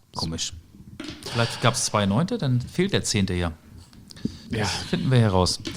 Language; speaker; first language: German; native; German